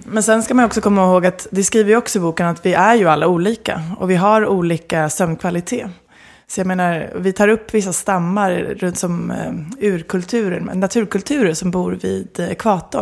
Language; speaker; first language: Swedish; native; Swedish